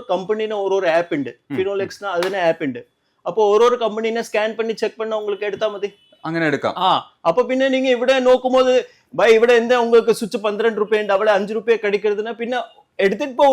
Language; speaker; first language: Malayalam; non-native, local second language; Tamil